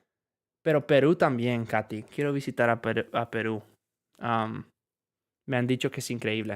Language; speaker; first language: Spanish; non-native, fluent; English